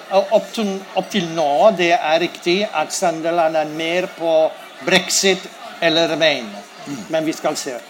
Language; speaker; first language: Norwegian; non-native, learner; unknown